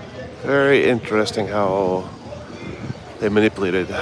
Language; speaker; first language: English; native; English